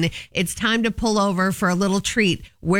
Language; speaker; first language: English; native; English